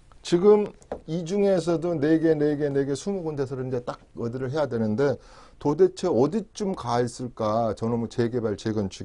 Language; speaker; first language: Korean; native; Korean